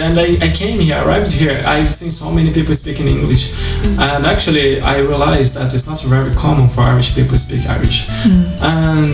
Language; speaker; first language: English; non-native, fluent; Portuguese